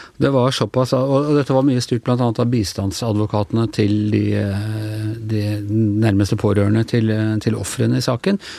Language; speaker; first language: Norwegian; native; Norwegian